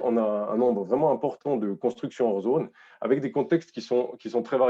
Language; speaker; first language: French; native; French